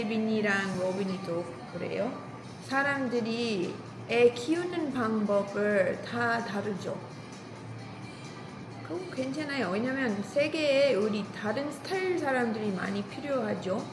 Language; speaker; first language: Korean; non-native, learner; English